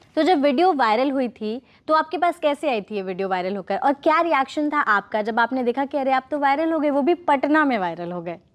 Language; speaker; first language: Hindi; native; Hindi